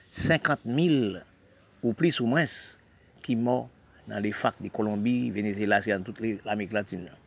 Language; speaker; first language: French; non-native, local second language; Haitian Creole